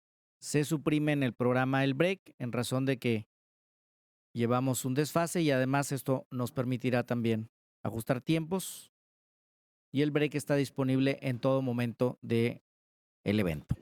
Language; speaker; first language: Spanish; native; Spanish